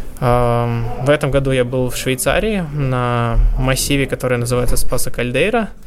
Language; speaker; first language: Russian; native; Russian